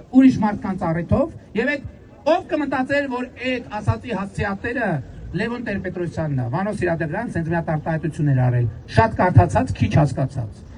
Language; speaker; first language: Armenian; native; Armenian